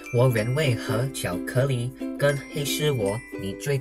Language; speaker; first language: Chinese; non-native, learner; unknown